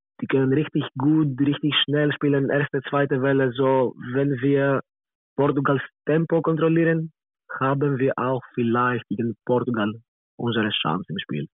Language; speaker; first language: German; non-native, learner; Greek